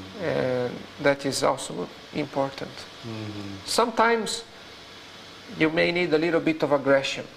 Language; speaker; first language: English; non-native, fluent; Portuguese